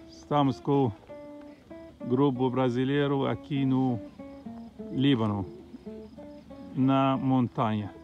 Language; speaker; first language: Portuguese; non-native, learner; Arabic